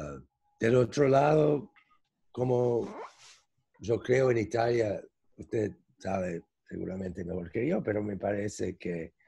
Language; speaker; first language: Spanish; non-native, fluent; English